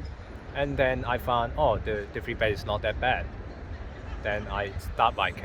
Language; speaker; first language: English; non-native, learner; Cantonese